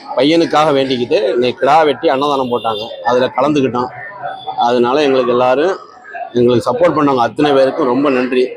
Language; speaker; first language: Tamil; native; Tamil